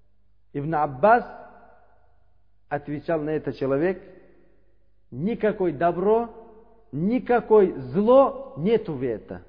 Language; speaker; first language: Russian; non-native, learner; Uzbek